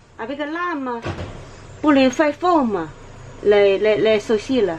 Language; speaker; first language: French; non-native, learner; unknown